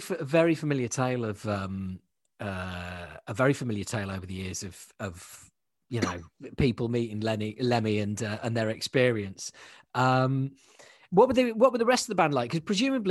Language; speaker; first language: English; native; English